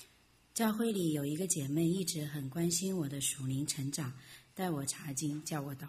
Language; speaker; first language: Chinese; native; Chinese